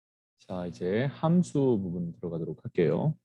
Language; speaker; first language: Korean; native; Korean